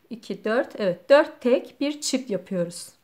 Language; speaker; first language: Turkish; native; Turkish